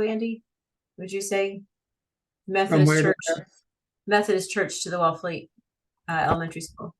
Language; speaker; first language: English; native; English